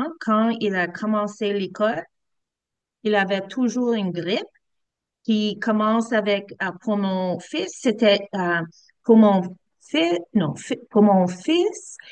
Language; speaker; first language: French; non-native, learner; English